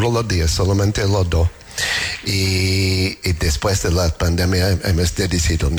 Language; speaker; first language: Spanish; non-native, learner; English